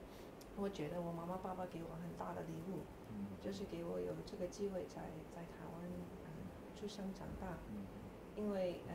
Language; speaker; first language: Chinese; early bilingual, heritage; English